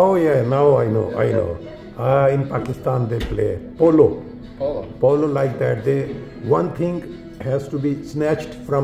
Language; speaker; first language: English; non-native, learner; Urdu